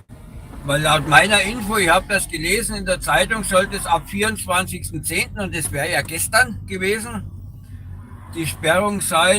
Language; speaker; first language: German; native; German